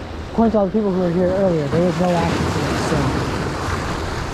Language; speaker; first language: English; early bilingual, other home language; Korean